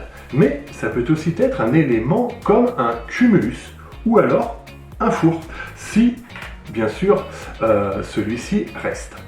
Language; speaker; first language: French; native; French